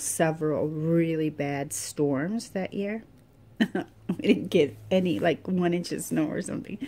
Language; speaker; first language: English; native; English